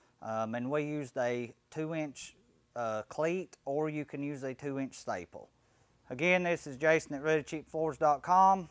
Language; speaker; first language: English; native; English